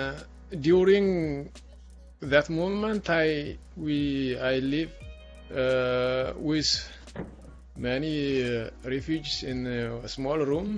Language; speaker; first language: English; non-native, learner; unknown